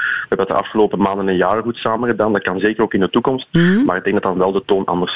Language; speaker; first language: Dutch; native; Dutch